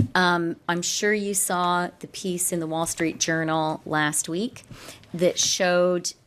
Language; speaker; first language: English; native; English